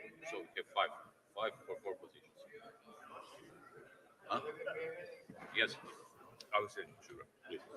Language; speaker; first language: English; non-native, fluent; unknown